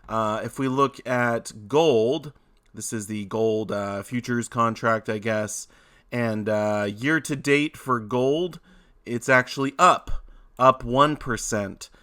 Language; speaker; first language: English; native; English